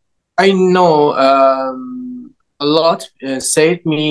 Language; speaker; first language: English; non-native, learner; Persian